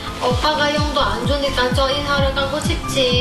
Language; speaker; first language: Korean; non-native, learner; Vietnamese